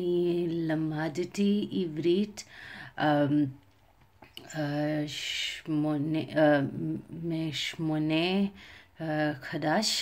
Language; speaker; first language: Hebrew; non-native, learner; Telugu